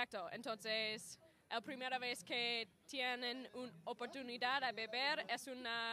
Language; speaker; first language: Spanish; non-native, learner; English